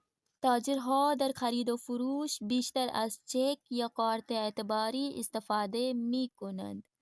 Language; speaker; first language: Persian; non-native, fluent; Urdu